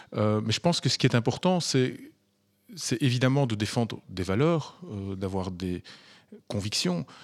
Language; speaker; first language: French; native; French